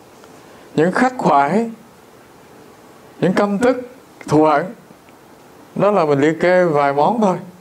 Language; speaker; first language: Vietnamese; native; Vietnamese